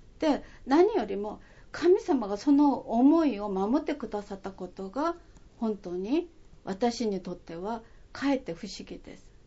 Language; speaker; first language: Japanese; non-native, fluent; Korean